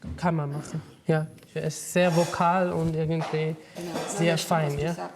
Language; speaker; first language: German; non-native, fluent; Armenian